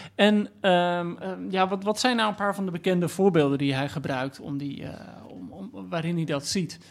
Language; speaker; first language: Dutch; native; Dutch